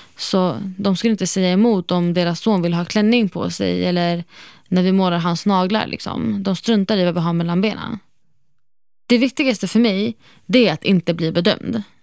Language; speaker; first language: Swedish; non-native, fluent; Arabic